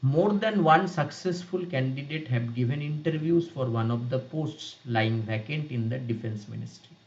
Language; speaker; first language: English; non-native, local second language; Bangla